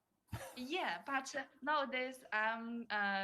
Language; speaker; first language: English; non-native, learner; Chinese